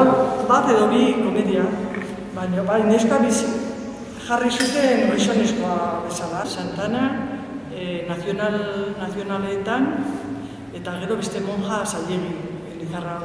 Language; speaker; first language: Basque; non-native, local second language; Spanish